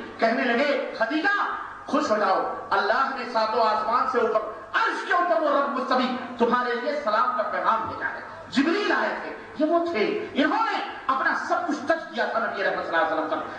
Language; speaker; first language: Urdu; native; Urdu